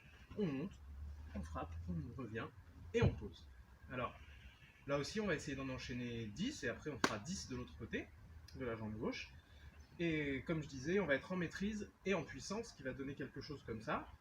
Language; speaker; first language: French; native; French